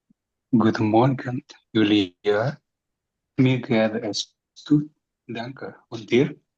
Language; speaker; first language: German; non-native, learner; Indonesian